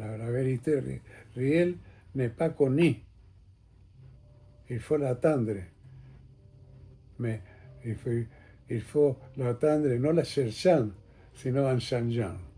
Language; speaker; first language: French; non-native, fluent; Spanish